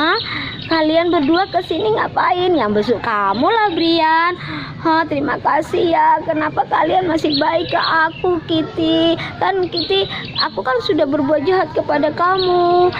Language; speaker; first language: Indonesian; non-native, local second language; Javanese